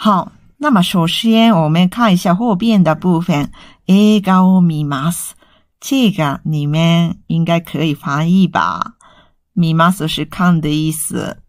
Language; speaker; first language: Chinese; non-native, fluent; Japanese